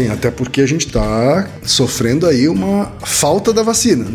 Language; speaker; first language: Portuguese; native; Portuguese